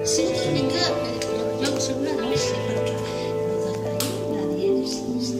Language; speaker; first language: Catalan; non-native, learner; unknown